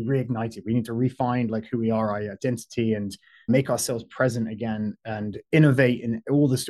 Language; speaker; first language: English; native; English